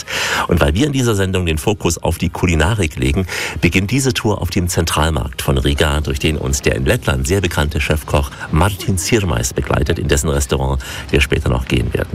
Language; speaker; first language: German; native; German